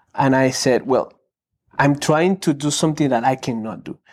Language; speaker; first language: English; non-native, fluent; Spanish